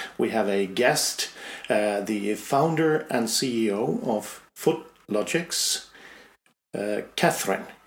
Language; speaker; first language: English; non-native, fluent; Finnish